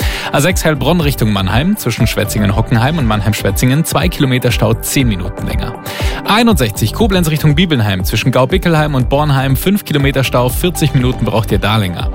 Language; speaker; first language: German; native; German